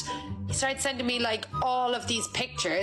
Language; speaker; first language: English; native; English